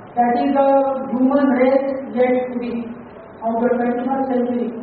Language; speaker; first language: English; non-native, local second language; Marathi